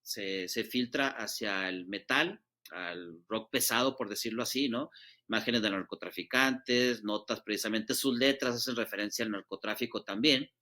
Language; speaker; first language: Spanish; native; Spanish